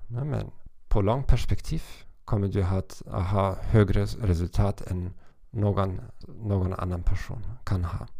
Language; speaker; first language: Swedish; non-native, learner; German